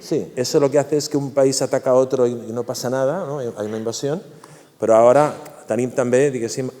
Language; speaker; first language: Spanish; non-native, local second language; Catalan